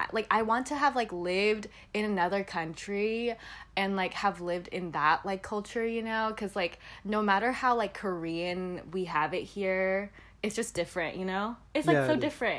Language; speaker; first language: English; native; English